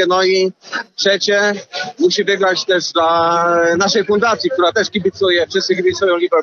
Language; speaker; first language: Polish; early bilingual, heritage; Polish